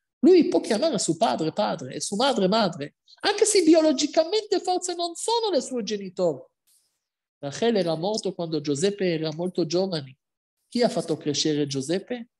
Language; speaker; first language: Italian; non-native, fluent; Hebrew